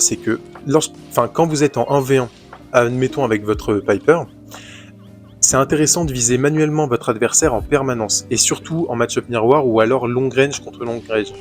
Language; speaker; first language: French; native; French